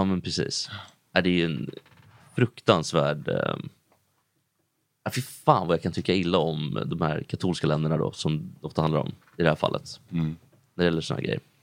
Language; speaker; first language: Swedish; native; Swedish